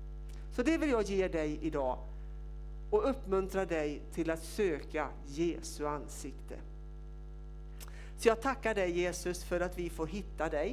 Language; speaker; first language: Swedish; native; Swedish